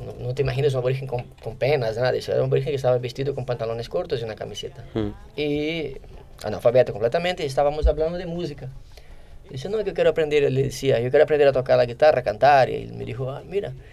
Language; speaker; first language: Spanish; non-native, fluent; Portuguese